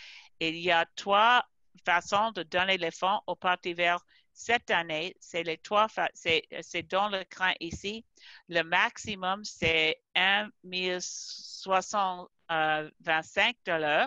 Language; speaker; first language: French; non-native, fluent; English